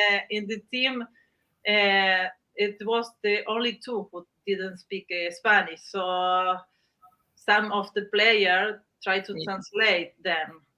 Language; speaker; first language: English; non-native, learner; Spanish